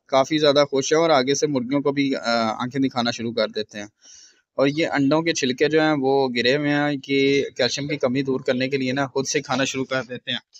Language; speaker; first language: Hindi; native; Hindi